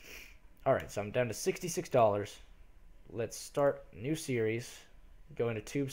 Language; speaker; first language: English; native; English